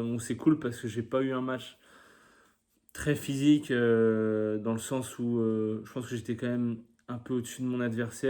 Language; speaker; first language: French; native; French